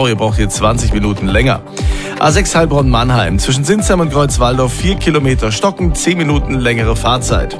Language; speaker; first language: German; native; German